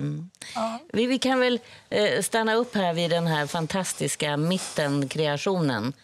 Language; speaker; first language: Swedish; native; Swedish